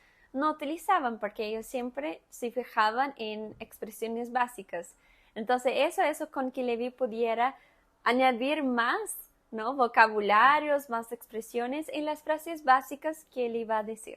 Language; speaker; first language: Spanish; non-native, fluent; Portuguese